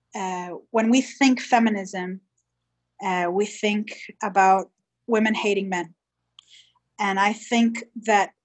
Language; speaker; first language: English; early bilingual, other home language; Hebrew